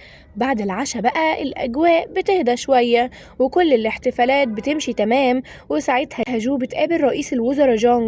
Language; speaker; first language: Arabic; native; Arabic